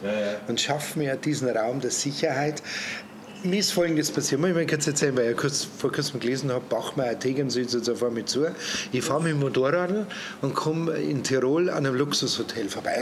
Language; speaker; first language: German; native; German